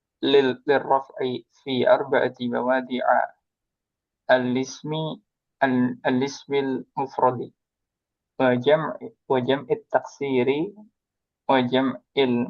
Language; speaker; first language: Arabic; non-native, learner; Indonesian